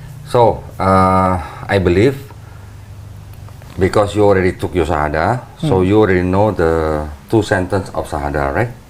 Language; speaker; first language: English; non-native, fluent; Indonesian